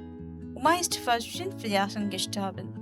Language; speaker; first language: German; non-native, learner; Bangla